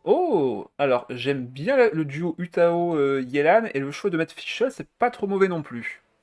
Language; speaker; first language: French; native; French